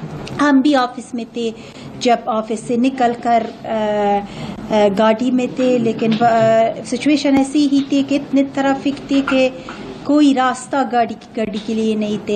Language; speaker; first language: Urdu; non-native, fluent; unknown